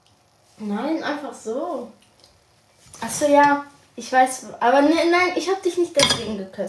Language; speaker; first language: German; early bilingual, other home language; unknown